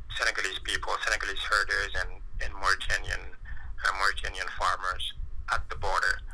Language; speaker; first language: English; non-native, fluent; French